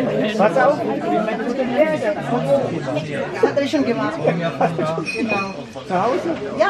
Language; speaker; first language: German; non-native, learner; Filipino